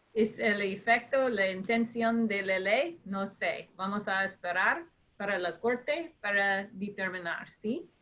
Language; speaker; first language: Spanish; non-native, fluent; English